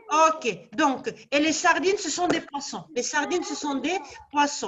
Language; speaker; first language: French; non-native, local second language; Arabic